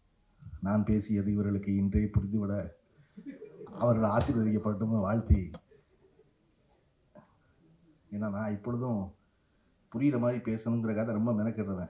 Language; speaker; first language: Tamil; native; Tamil